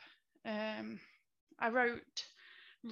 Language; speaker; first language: English; native; English